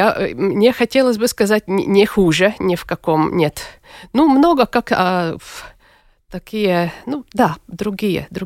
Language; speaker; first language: Russian; non-native, local second language; Latvian